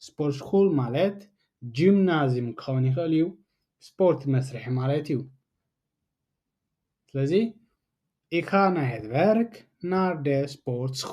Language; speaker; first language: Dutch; non-native, fluent; Tigrinya